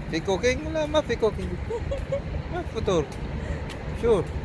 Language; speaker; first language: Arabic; non-native, learner; Filipino